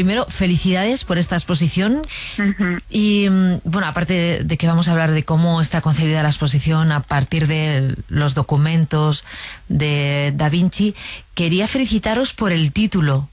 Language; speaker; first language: Spanish; native; Spanish